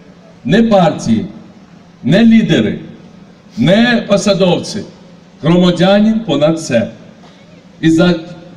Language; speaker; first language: Ukrainian; non-native, fluent; Georgian